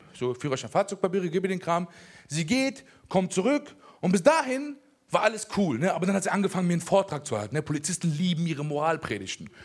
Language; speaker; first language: German; early bilingual, other home language; Persian